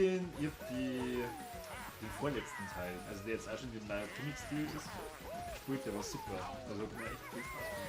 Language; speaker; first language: German; native; German